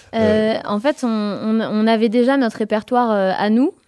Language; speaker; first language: French; native; French